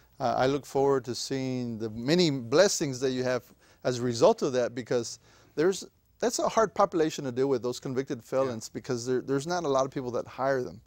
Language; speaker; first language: English; native; English